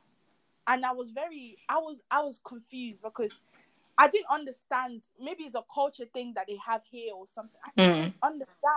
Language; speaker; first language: English; non-native, local second language; Yoruba